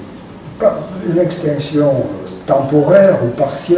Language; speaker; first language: French; native; French